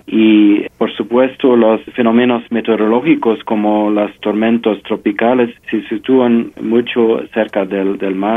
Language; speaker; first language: Spanish; non-native, fluent; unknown